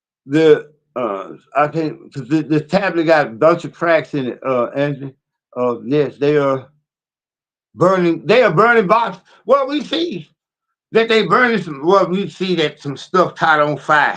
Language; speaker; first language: English; native; English